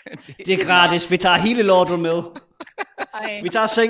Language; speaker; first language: Danish; native; Danish